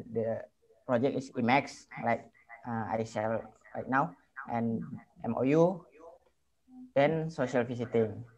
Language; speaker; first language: English; non-native, learner; Indonesian